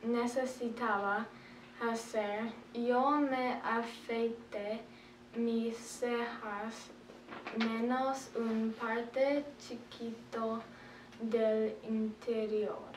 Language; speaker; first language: Spanish; non-native, learner; English